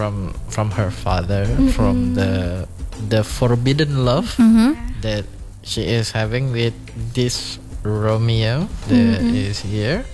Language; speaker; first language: English; non-native, fluent; Indonesian